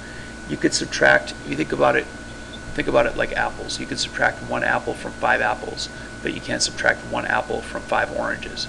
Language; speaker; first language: English; native; English